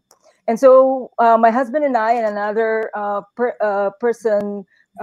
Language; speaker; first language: English; non-native, local second language; Filipino